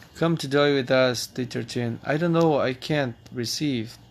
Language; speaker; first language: English; non-native, fluent; Portuguese